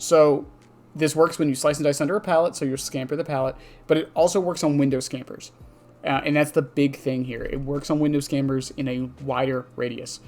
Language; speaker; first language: English; native; English